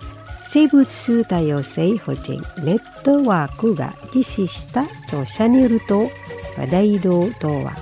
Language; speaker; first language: Japanese; non-native, fluent; Indonesian